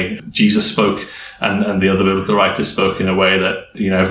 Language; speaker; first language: English; native; English